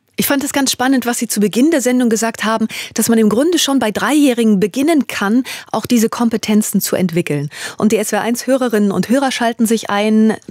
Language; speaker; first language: German; native; German